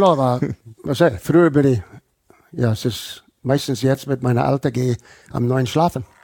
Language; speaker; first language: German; non-native, fluent; English